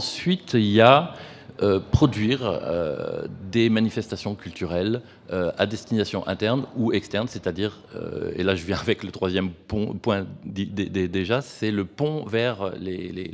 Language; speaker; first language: French; native; French